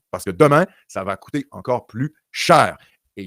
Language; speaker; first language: French; native; French